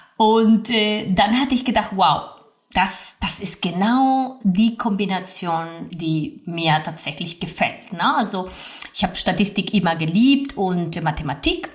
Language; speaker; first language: German; non-native, fluent; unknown